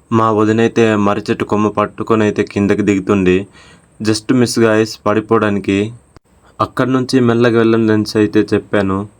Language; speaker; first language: Telugu; non-native, local second language; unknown